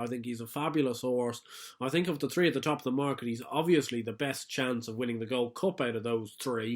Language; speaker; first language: English; native; English